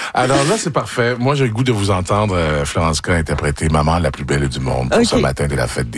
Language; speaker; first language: French; native; French